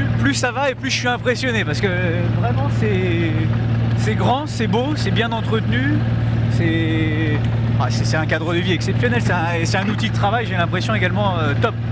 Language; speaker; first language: French; native; French